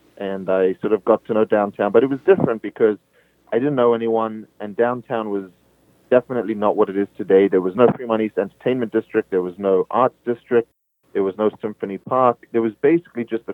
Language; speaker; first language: English; native; English